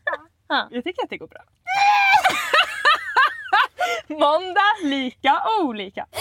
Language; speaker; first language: Swedish; native; Swedish